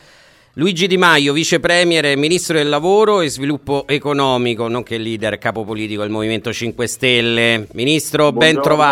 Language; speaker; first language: Italian; native; Italian